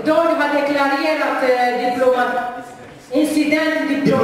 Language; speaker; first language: Swedish; non-native, fluent; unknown